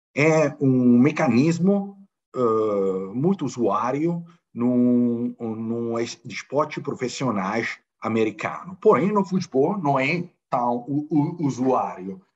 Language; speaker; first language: Portuguese; non-native, fluent; Italian